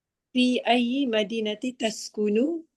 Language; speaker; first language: Arabic; non-native, learner; Malay